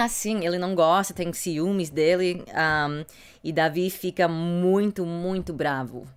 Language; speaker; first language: Portuguese; non-native, fluent; English